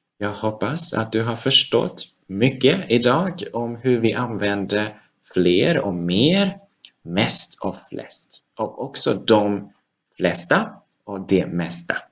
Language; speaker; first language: Swedish; non-native, fluent; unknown